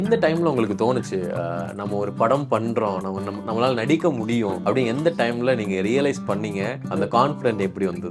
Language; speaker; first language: Tamil; native; Tamil